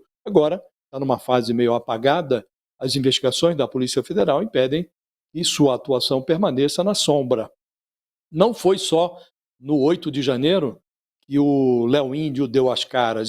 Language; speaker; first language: Portuguese; native; Portuguese